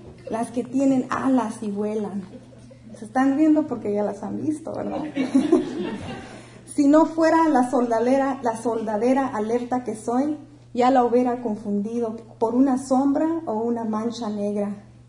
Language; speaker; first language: Spanish; early bilingual, heritage; Spanish